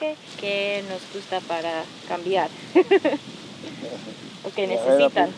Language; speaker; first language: Spanish; non-native, learner; English